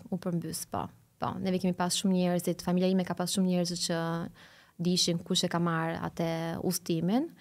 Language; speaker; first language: Albanian; early bilingual, heritage; Albanian